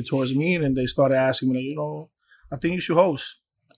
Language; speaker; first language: English; early bilingual, other home language; Spanish